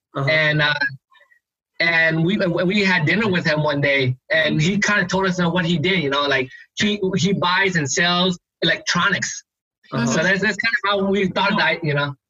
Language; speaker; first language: English; native; English